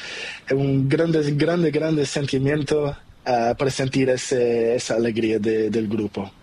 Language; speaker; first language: Spanish; non-native, learner; Portuguese